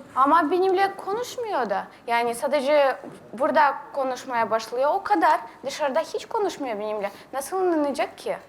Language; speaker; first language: Turkish; non-native, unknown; Russian